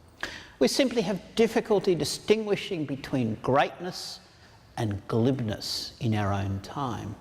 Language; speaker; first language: English; native; English